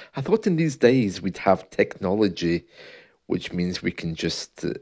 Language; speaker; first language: English; native; English